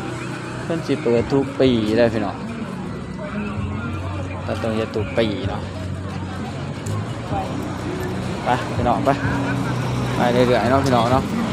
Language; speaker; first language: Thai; non-native, local second language; Northeastern Thai